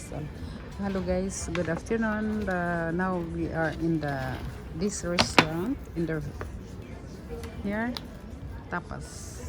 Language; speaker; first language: English; non-native, local second language; Filipino